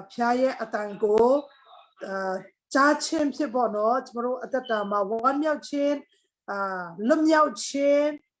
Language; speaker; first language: Burmese; non-native, local second language; Tedim Chin